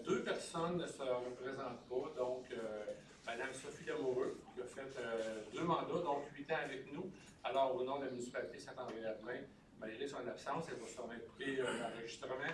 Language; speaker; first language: French; native; French